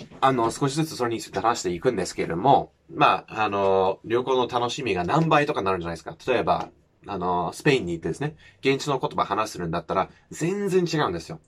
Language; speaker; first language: Japanese; non-native, fluent; English